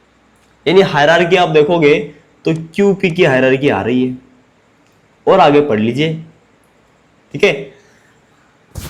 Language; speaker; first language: Hindi; native; Hindi